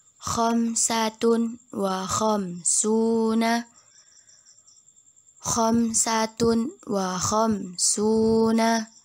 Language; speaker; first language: Arabic; non-native, fluent; Indonesian